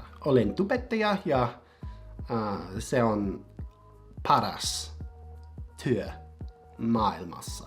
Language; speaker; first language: Finnish; non-native, learner; English